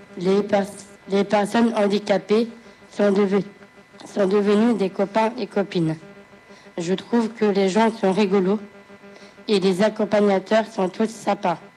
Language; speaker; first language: French; native; French